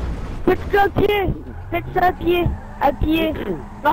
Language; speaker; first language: French; native; French